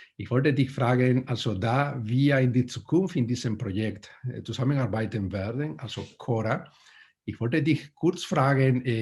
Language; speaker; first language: German; non-native, fluent; Spanish